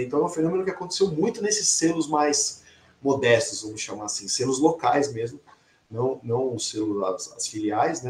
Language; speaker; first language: Portuguese; native; Portuguese